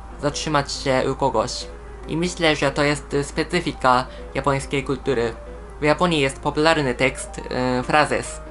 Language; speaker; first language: Polish; non-native, fluent; Japanese